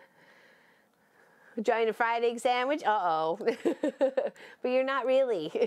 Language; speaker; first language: English; native; English